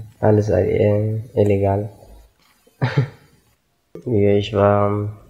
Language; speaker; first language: German; non-native, fluent; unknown